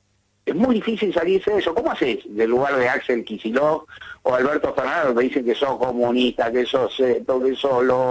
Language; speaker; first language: Spanish; native; Spanish